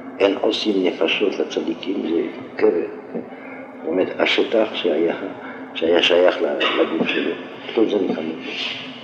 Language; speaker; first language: Hebrew; non-native, fluent; French